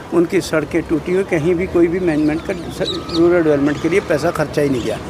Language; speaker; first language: Hindi; non-native, local second language; Punjabi